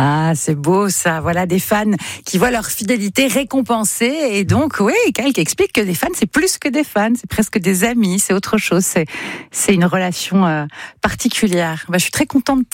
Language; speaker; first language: French; native; French